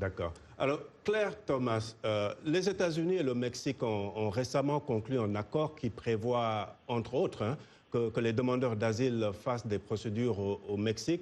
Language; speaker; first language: French; native; French